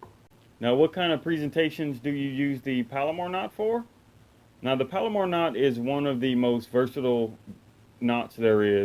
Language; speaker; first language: English; native; English